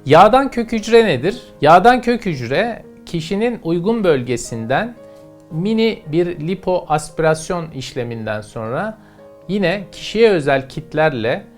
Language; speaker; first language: Turkish; native; Turkish